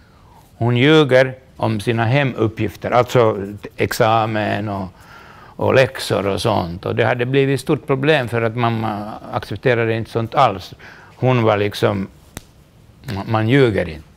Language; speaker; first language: Swedish; non-native, local second language; Finnish